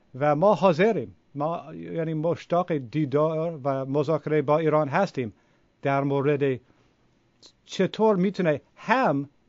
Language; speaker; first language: Persian; non-native, fluent; English